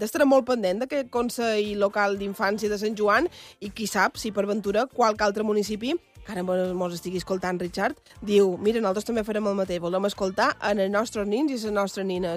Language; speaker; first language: Catalan; native; Catalan